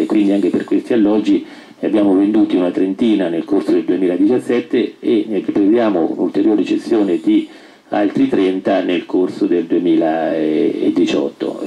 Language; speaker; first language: Italian; native; Italian